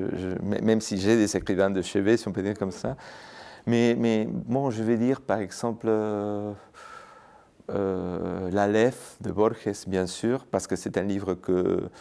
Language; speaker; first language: French; non-native, fluent; Spanish